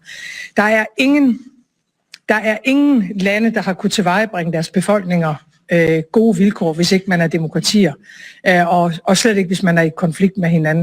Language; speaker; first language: Danish; native; Danish